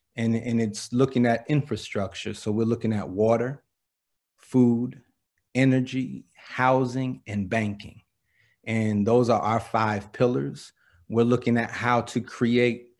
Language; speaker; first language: English; native; English